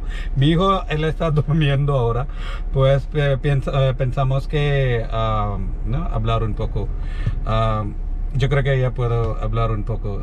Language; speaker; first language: Spanish; non-native, learner; Malayalam